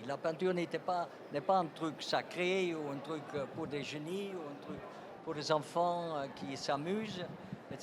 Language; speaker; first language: French; non-native, fluent; Dutch